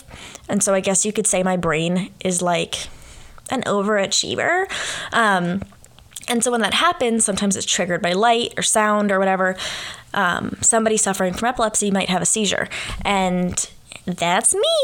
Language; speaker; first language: English; native; English